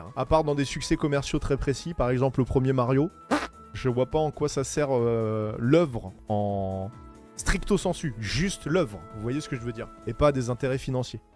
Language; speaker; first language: French; native; French